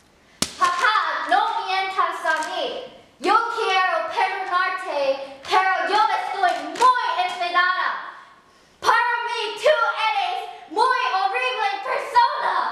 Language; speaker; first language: Spanish; non-native, learner; English